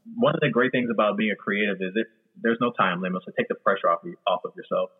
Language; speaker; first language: English; native; English